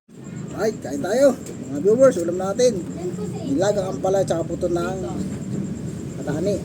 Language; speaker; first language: Filipino; native; Filipino